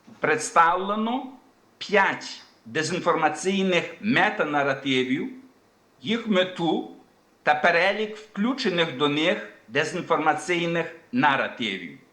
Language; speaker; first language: Ukrainian; early bilingual, heritage; Ukrainian